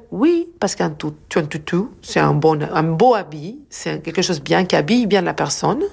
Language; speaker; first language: French; non-native, fluent; Spanish